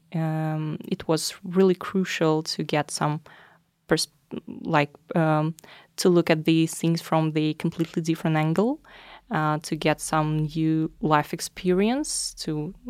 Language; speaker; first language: English; non-native, fluent; Russian